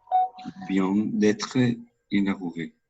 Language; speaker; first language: French; non-native, learner; Spanish